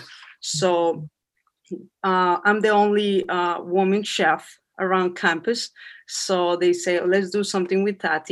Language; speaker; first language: English; non-native, fluent; Spanish